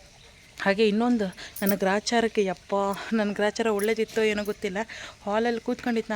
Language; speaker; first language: Kannada; native; Kannada